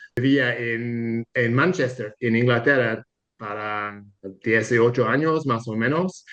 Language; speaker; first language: Spanish; non-native, learner; English